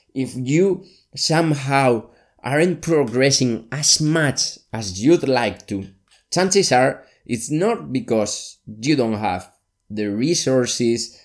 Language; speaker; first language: English; non-native, fluent; Spanish